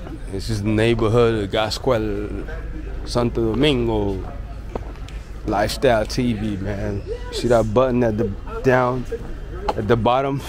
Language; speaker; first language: English; native; English